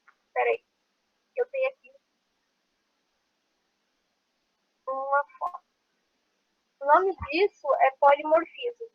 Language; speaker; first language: Portuguese; native; Portuguese